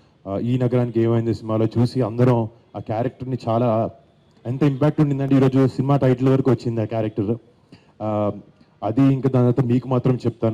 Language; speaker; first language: Telugu; native; Telugu